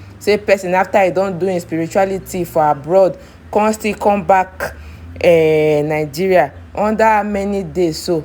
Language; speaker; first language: Nigerian Pidgin; non-native, local second language; Igbo